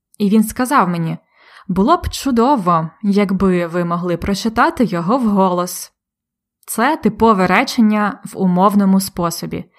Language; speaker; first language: Ukrainian; native; Ukrainian